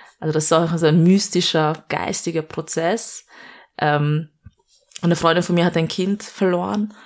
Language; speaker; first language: German; early bilingual, other home language; Malayalam